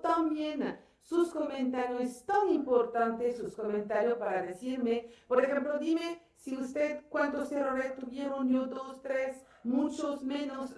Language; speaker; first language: Spanish; non-native, fluent; French